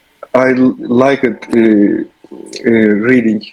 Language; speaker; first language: English; non-native, learner; Turkish